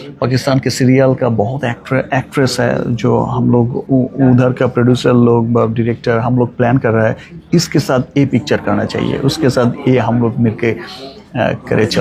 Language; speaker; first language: Hindi; non-native, learner; Bangla